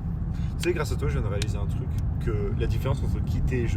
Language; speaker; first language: French; native; French